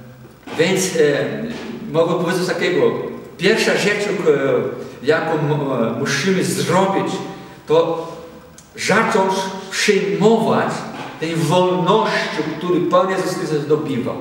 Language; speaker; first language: Polish; non-native, learner; Portuguese